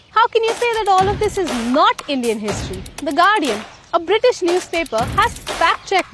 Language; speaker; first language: English; non-native, local second language; Hindi